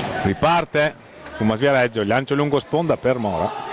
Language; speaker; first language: Italian; native; Italian